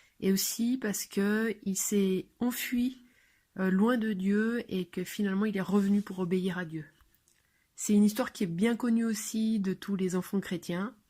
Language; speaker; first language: French; non-native, fluent; English